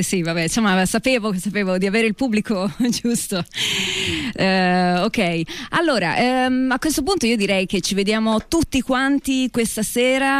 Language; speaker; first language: Italian; native; Italian